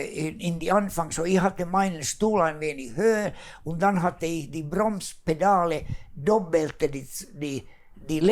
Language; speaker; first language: German; non-native, fluent; Finnish